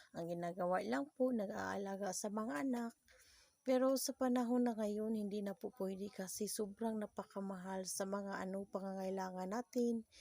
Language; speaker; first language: Filipino; non-native, local second language; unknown